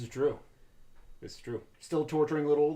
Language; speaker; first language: English; native; English